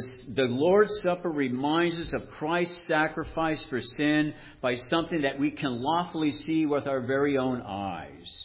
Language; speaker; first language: English; native; English